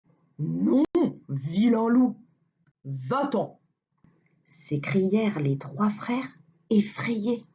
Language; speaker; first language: French; native; French